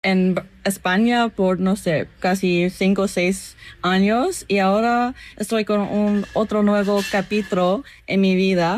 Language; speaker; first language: Spanish; non-native, learner; English